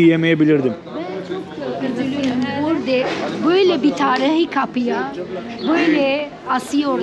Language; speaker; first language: Turkish; non-native, fluent; Arabic